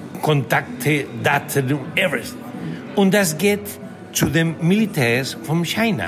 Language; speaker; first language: German; non-native, fluent; Spanish